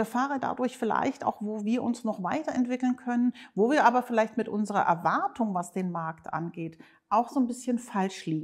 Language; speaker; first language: German; native; German